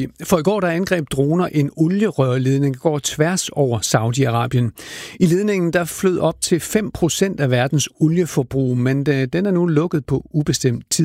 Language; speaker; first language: Danish; native; Danish